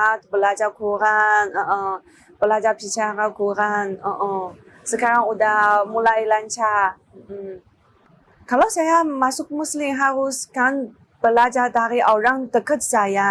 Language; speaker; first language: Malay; non-native, learner; Chinese